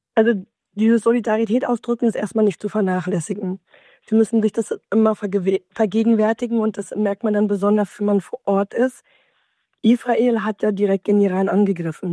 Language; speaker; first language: German; native; German